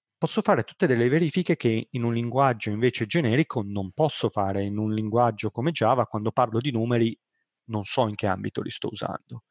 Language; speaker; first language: Italian; native; Italian